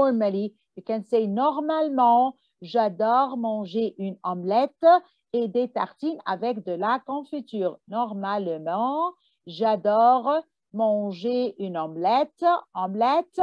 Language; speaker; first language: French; non-native, fluent; Arabic